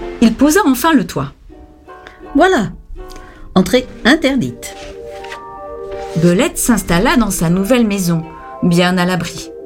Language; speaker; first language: French; native; French